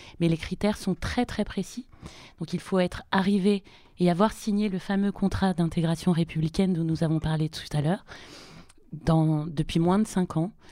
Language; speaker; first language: French; native; French